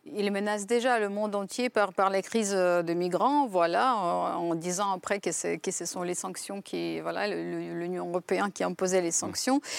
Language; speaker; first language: French; non-native, fluent; Ukrainian